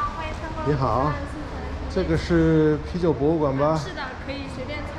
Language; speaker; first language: Chinese; non-native, fluent; English